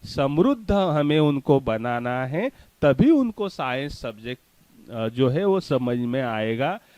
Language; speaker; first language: Hindi; non-native, local second language; Marathi